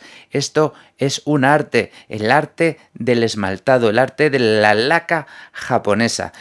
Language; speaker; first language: Spanish; native; Spanish